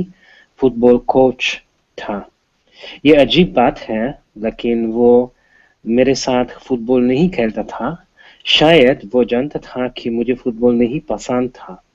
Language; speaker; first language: Hindi; non-native, learner; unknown